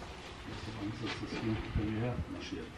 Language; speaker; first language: German; native; German